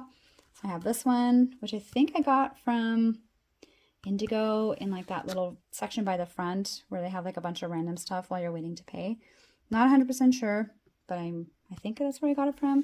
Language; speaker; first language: English; native; English